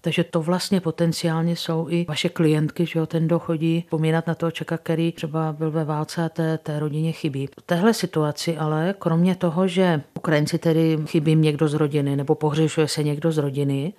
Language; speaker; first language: Czech; native; Czech